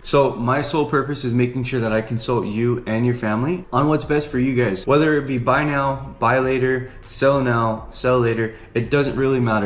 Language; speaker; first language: English; native; English